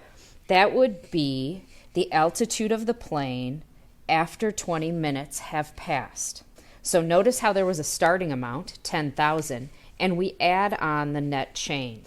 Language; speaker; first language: English; native; English